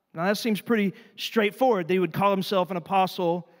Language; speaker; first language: English; native; English